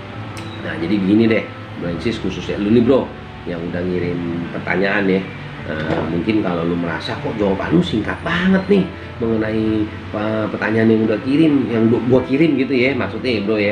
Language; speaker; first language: Indonesian; native; Indonesian